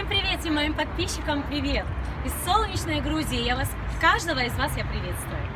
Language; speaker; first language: Russian; non-native, local second language; Kumyk